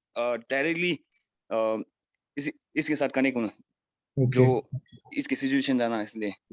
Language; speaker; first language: Hindi; non-native, fluent; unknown